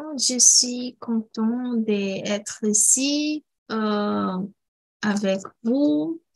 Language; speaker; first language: French; non-native, learner; Portuguese